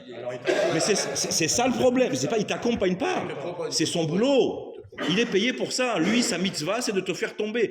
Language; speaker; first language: French; native; French